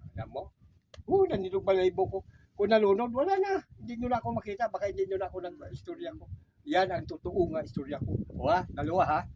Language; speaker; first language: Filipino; non-native, local second language; Hiligaynon